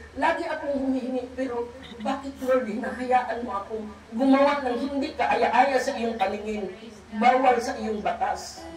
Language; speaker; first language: Filipino; non-native, local second language; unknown